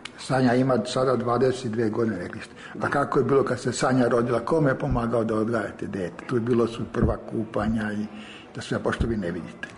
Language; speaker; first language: Serbian; native; Serbian